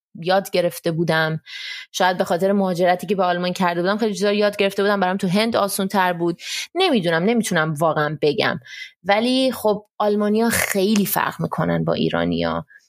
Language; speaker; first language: Persian; early bilingual, heritage; Persian